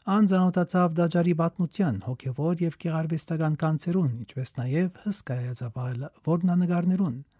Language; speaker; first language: Armenian; early bilingual, heritage; Armenian